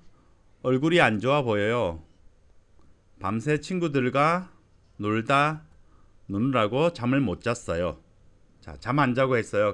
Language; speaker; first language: Korean; native; Korean